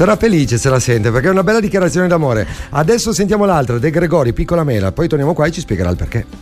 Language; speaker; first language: Italian; native; Italian